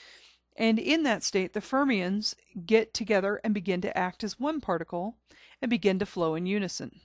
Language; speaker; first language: English; native; English